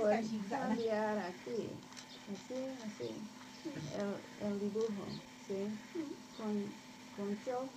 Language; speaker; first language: Spanish; non-native, learner; English